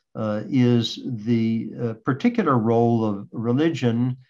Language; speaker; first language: English; native; English